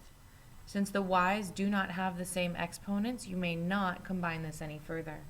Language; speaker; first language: English; native; English